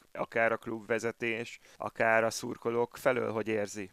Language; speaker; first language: Hungarian; native; Hungarian